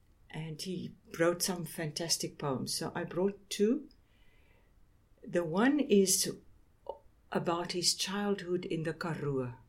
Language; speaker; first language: English; non-native, local second language; Afrikaans